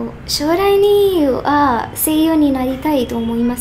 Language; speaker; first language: Japanese; non-native, learner; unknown